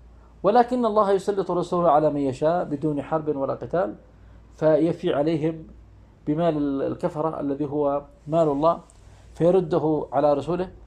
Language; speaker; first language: Arabic; native; Arabic